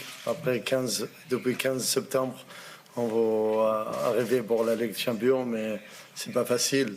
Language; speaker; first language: French; non-native, learner; Arabic